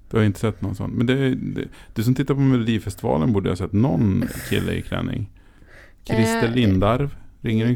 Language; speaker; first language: Swedish; native; Swedish